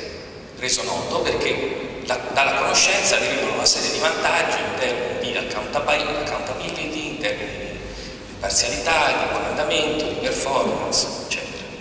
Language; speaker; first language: Italian; native; Italian